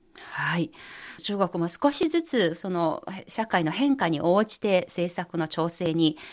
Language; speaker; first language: Japanese; non-native, fluent; Chinese